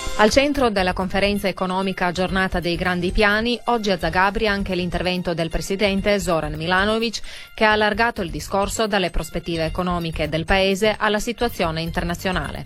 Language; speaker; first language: Italian; native; Italian